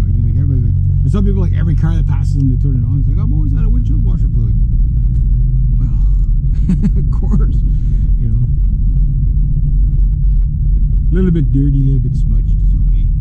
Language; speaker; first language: English; native; English